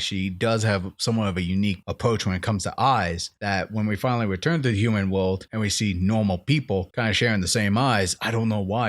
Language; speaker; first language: English; native; English